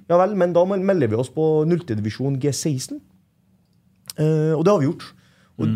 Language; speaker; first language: Norwegian; non-native, fluent; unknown